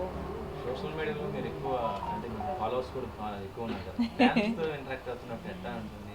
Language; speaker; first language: Telugu; native; Telugu